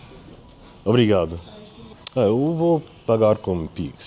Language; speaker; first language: Portuguese; non-native, learner; English